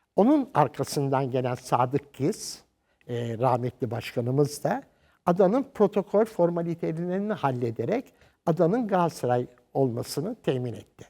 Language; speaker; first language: Turkish; native; Turkish